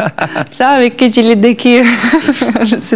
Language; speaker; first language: French; non-native, learner; Russian